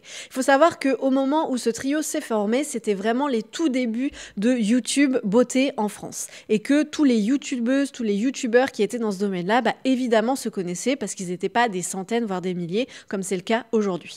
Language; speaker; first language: French; native; French